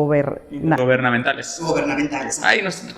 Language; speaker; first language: Spanish; native; Spanish